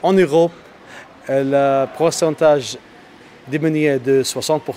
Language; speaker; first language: French; non-native, learner; Arabic